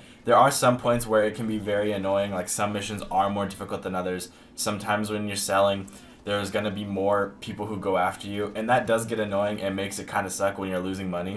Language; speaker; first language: English; native; English